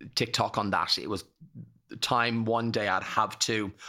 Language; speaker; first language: English; native; English